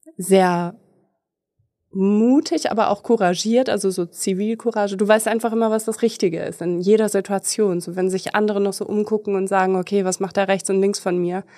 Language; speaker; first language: German; native; German